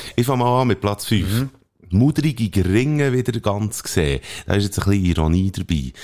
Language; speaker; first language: German; native; German